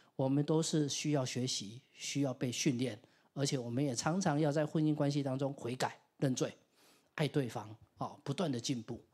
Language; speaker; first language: Chinese; non-native, local second language; Min Nan Chinese